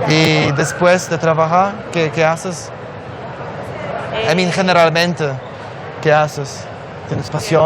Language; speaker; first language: Spanish; non-native, learner; Polish